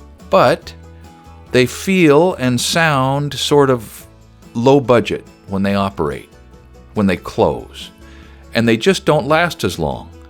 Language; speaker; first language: English; native; English